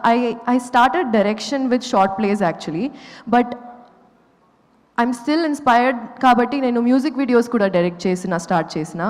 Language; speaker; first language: Telugu; non-native, local second language; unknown